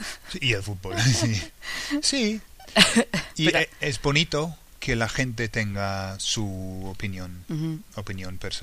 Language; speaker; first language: Spanish; non-native, fluent; English